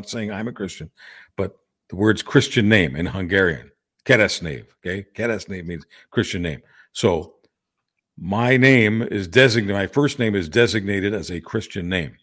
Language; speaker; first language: English; native; English